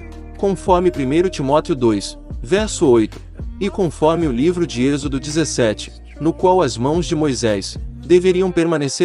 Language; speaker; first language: Portuguese; native; Portuguese